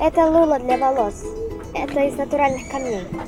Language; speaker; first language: Russian; early bilingual, heritage; Russian